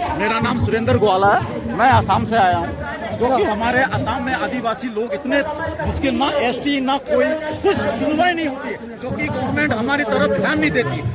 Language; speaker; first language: Hindi; non-native, local second language; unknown